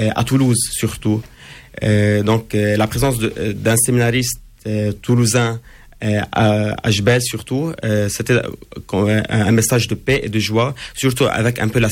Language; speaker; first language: French; non-native, local second language; Arabic